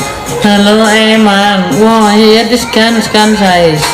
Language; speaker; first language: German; non-native, learner; Indonesian